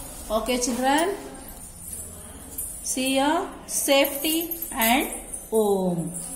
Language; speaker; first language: English; non-native, local second language; Kannada